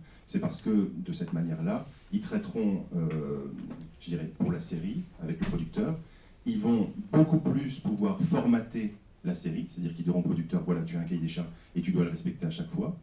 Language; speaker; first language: French; native; French